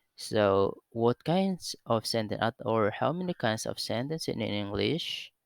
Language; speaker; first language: English; non-native, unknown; Indonesian